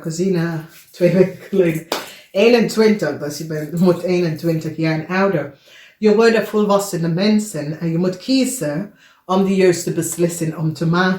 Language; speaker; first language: Dutch; non-native, fluent; English